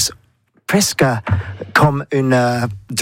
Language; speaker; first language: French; non-native, learner; English